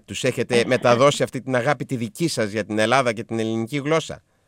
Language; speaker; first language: Greek; native; Greek